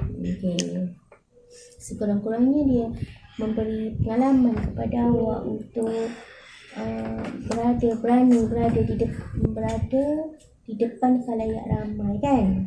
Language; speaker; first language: Malay; native; Malay